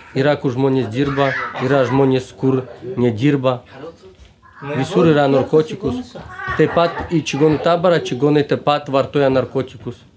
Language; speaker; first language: Lithuanian; non-native, local second language; Romany